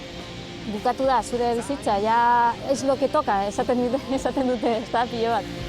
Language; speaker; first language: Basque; non-native, learner; Spanish